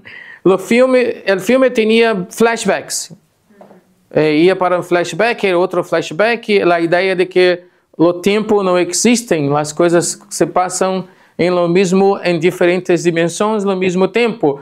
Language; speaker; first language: Spanish; non-native, fluent; Portuguese